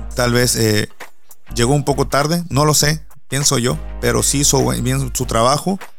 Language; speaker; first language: Spanish; native; Spanish